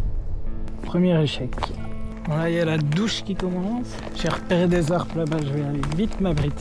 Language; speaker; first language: French; native; French